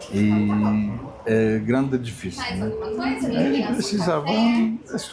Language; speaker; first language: Portuguese; non-native, learner; Polish